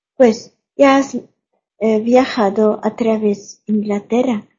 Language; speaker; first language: Spanish; non-native, learner; German